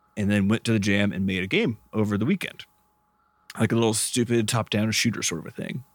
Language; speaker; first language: English; native; English